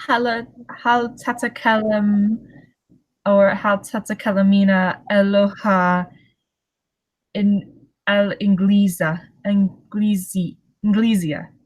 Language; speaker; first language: Arabic; non-native, learner; English